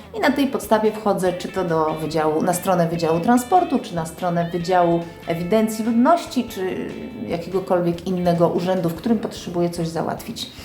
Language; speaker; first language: Polish; native; Polish